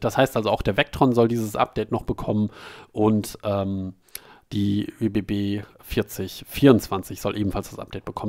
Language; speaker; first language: German; native; German